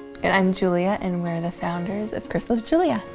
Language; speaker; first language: English; native; English